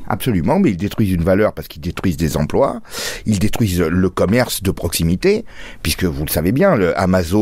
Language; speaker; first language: French; native; French